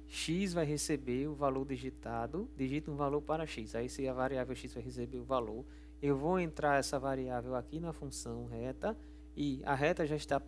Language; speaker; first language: Portuguese; native; Portuguese